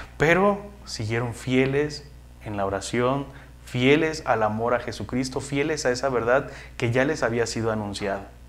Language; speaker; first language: Spanish; native; Spanish